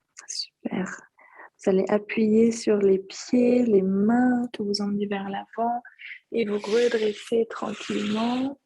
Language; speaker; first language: French; native; French